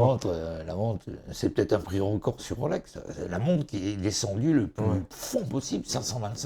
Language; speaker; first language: French; native; French